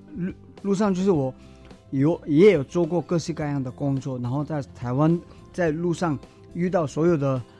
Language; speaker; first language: Chinese; non-native, learner; Tibetan